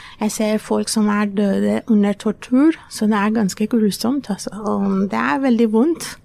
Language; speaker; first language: Norwegian; non-native, fluent; Persian